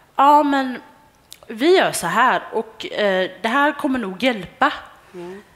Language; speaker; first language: Swedish; early bilingual, other home language; Tigrinya